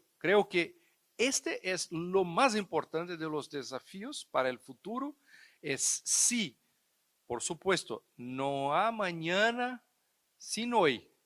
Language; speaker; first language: Spanish; non-native, fluent; Portuguese